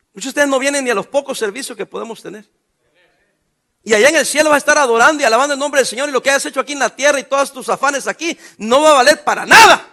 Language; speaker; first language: Spanish; native; Spanish